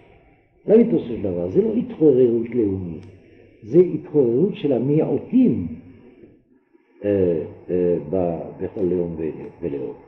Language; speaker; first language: Hebrew; non-native, fluent; French